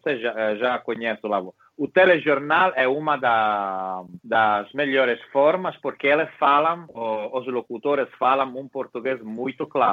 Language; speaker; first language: Portuguese; non-native, fluent; Italian